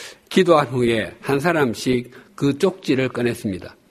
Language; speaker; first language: Korean; native; Korean